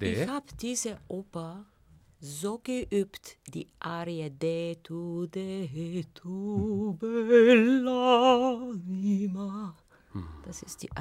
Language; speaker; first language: German; non-native, fluent; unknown